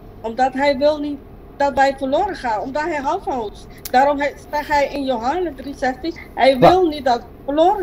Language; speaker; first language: Dutch; non-native, local second language; Papiamento